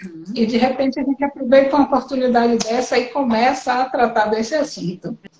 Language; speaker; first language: Portuguese; native; Portuguese